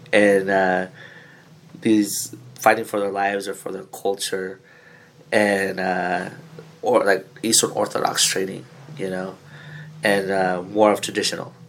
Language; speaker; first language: English; early bilingual, other home language; Filipino